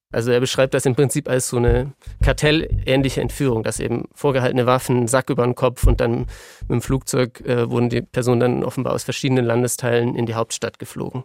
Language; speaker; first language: German; native; German